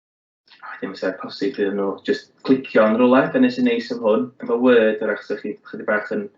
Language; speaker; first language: Welsh; native; Welsh